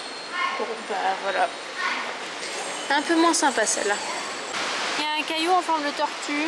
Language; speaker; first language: French; native; French